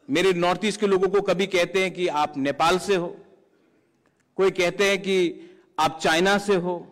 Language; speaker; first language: Hindi; non-native, local second language; Kok Borok